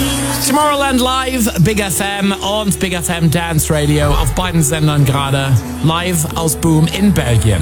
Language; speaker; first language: German; native; German